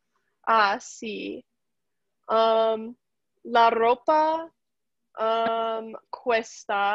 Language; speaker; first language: Spanish; non-native, learner; English